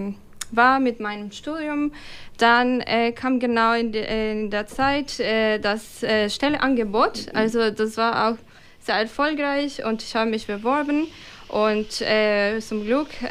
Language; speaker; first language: German; non-native, fluent; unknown